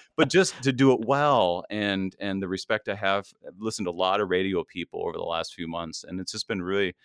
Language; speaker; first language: English; native; English